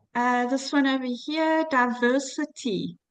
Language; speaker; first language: English; native; English